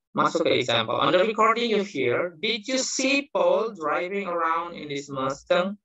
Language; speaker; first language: English; non-native, fluent; Indonesian